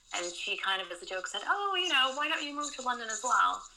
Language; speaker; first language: English; non-native, fluent; Dutch